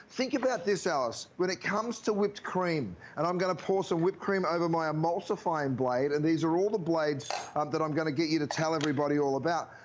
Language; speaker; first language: English; native; English